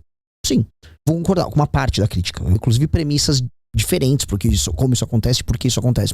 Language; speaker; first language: Portuguese; native; Portuguese